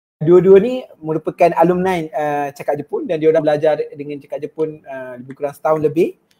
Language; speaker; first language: Malay; native; Malay